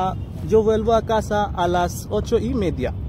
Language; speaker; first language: Spanish; non-native, learner; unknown